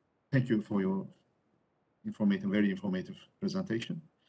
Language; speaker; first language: English; non-native, fluent; Turkish